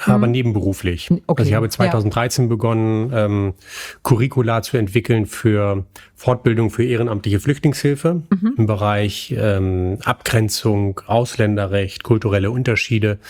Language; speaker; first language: German; native; German